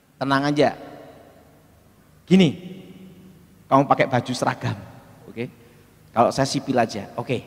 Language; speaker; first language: Indonesian; native; Indonesian